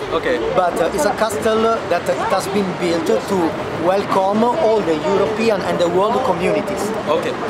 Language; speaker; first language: English; non-native, learner; Italian